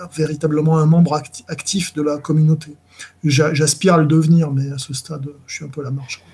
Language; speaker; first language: French; native; French